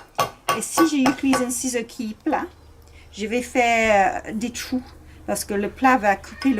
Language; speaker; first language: French; non-native, learner; English